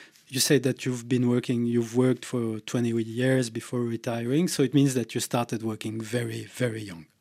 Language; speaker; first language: English; non-native, fluent; French